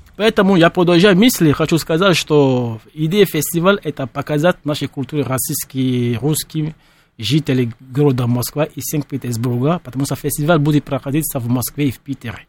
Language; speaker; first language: Russian; non-native, fluent; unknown